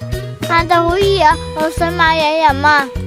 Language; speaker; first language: Chinese; native; Chinese